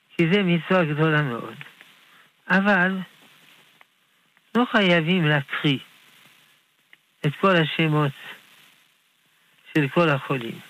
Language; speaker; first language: Hebrew; non-native, fluent; French